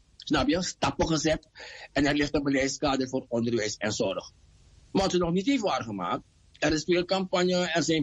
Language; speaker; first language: Dutch; native; Dutch